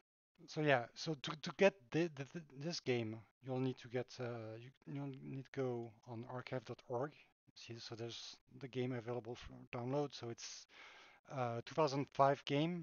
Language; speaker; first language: English; non-native, fluent; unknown